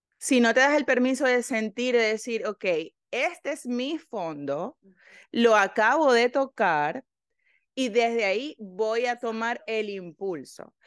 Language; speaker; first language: Spanish; native; Spanish